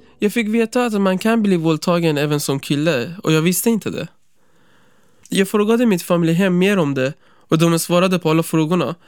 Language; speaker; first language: Swedish; non-native, fluent; Persian